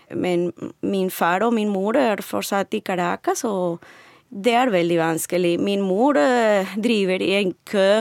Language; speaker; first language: Norwegian; non-native, learner; Spanish